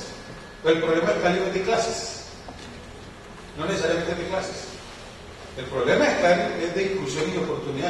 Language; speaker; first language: Spanish; native; Spanish